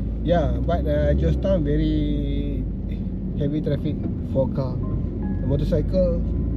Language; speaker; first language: English; non-native, learner; Malay